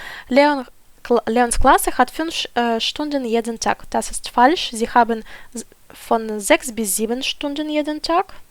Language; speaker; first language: German; non-native, fluent; Ukrainian